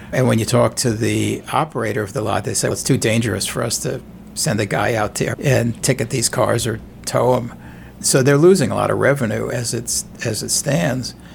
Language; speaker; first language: English; native; English